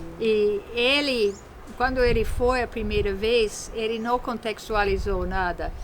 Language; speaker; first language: Portuguese; non-native, fluent; English